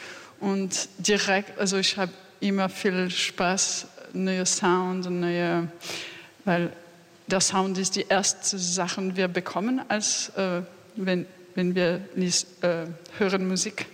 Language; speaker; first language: German; non-native, fluent; French